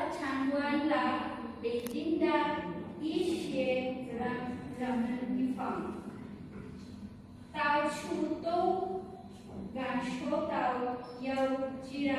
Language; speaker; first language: Chinese; non-native, learner; Bangla